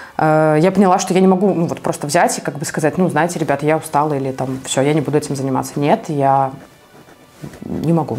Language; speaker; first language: Russian; native; Russian